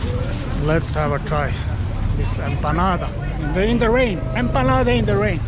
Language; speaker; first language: English; non-native, fluent; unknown